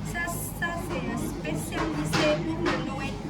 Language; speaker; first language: French; non-native, learner; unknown